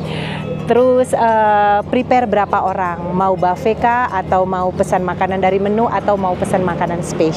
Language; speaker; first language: Indonesian; native; Indonesian